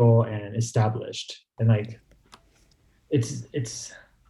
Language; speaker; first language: English; native; English